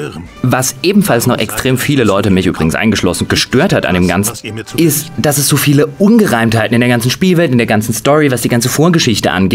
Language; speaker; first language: German; native; German